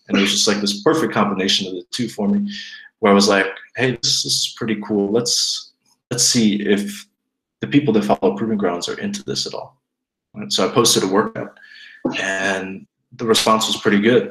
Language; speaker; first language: English; native; English